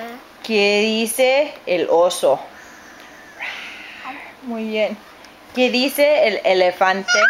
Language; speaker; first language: Spanish; non-native, fluent; English